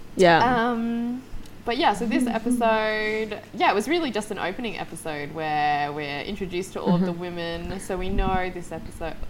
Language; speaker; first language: English; native; English